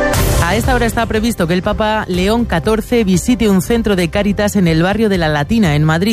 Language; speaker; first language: Spanish; native; Spanish